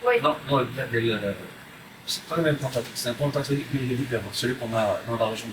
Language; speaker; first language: French; non-native, local second language; Arabic